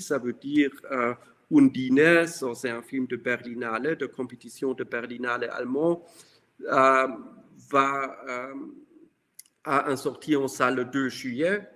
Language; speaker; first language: French; non-native, fluent; German